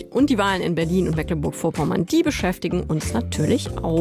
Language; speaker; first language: German; native; German